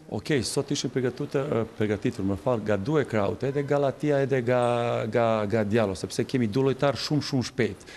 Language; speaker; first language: Albanian; non-native, learner; Serbian